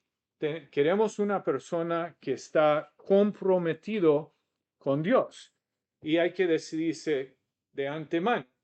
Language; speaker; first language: Spanish; non-native, fluent; English